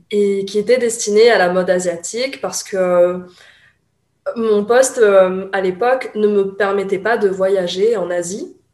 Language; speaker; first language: French; early bilingual, other home language; Chinese